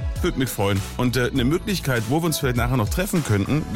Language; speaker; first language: German; native; German